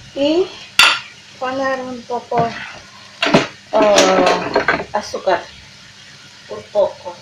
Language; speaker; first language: Spanish; non-native, learner; Indonesian